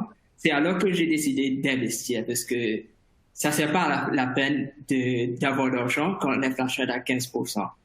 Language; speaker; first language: French; non-native, fluent; Morisyen